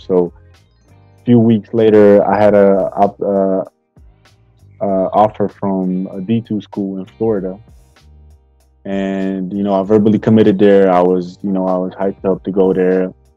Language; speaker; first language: English; non-native, fluent; Bulgarian